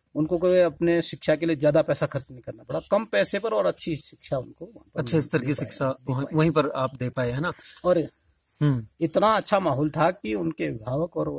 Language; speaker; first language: Hindi; native; Hindi